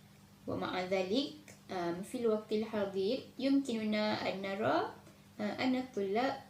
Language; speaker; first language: Arabic; non-native, learner; Malay